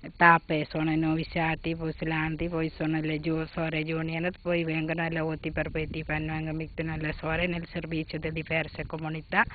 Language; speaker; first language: Italian; non-native, fluent; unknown